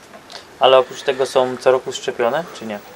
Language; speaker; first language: Polish; native; Polish